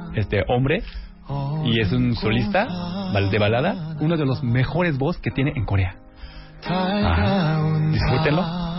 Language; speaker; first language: Spanish; native; Spanish